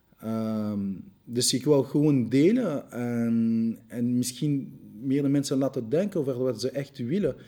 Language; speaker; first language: Dutch; non-native, local second language; French